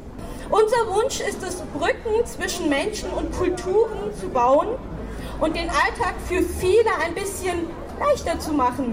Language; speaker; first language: German; early bilingual, other home language; Turkish